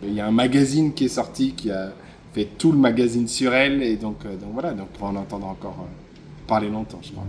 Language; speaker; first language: French; native; French